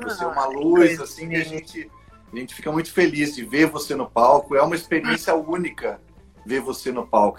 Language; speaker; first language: Portuguese; native; Portuguese